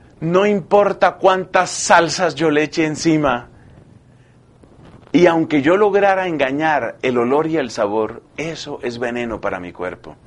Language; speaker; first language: Spanish; native; Spanish